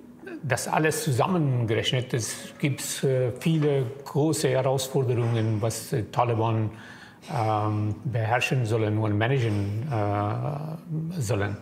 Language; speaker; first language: German; non-native, fluent; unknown